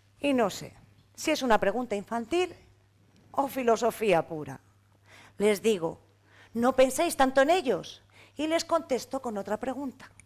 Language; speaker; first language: Spanish; native; Spanish